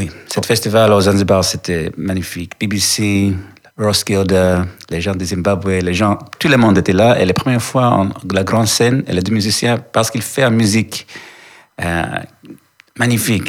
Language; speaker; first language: French; non-native, learner; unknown